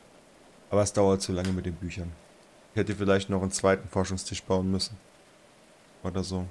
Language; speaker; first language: German; native; German